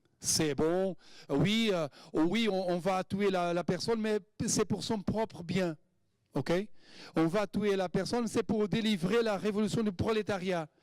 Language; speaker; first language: French; non-native, fluent; Portuguese